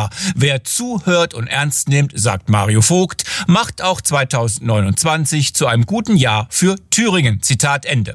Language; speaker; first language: German; native; German